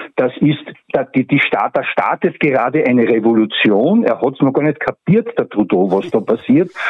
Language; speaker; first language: German; native; German